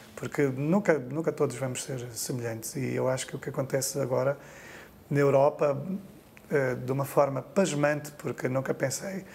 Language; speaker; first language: Portuguese; native; Portuguese